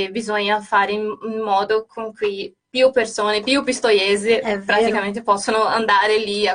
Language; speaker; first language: Italian; non-native, fluent; Portuguese